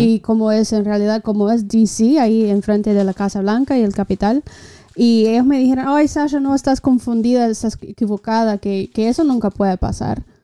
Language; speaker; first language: Spanish; non-native, fluent; English